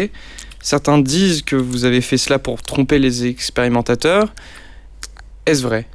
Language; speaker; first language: French; native; French